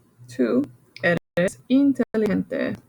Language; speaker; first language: Spanish; non-native, fluent; English